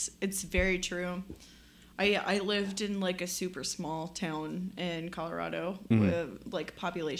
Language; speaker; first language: English; native; English